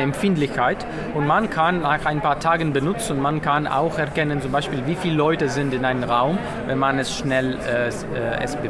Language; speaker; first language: German; non-native, learner; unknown